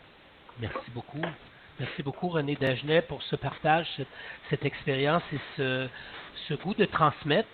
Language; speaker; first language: French; native; French